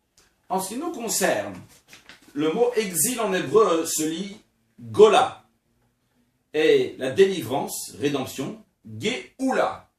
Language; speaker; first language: French; native; French